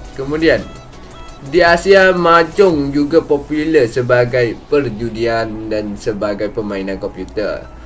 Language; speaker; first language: Malay; native; Malay